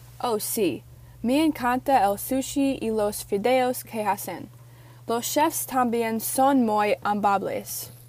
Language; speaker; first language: Spanish; non-native, learner; English